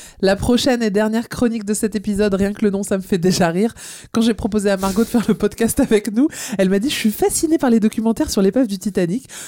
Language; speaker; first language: French; native; French